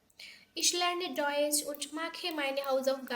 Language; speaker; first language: German; non-native, learner; Bangla